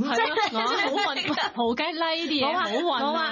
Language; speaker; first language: Cantonese; native; Cantonese